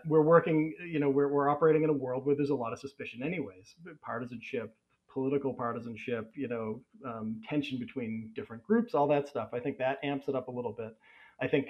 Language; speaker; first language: English; native; English